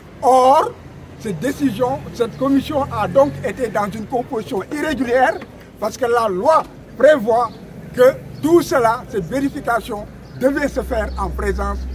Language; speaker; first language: French; non-native, local second language; Wolof